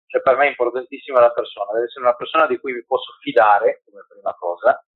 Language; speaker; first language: Italian; early bilingual, heritage; Spanish